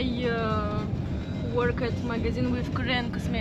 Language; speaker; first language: English; non-native, learner; Russian